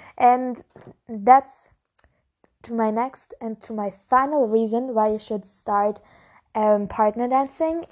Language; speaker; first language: English; non-native, fluent; German